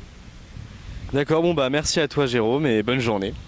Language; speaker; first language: French; native; French